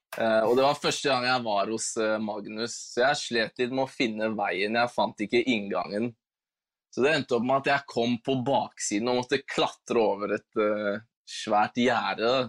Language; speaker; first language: Norwegian; native; Norwegian